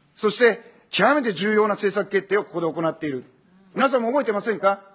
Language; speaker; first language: Japanese; native; Japanese